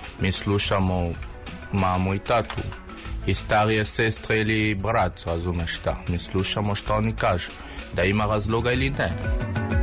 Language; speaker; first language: Serbian; non-native, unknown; French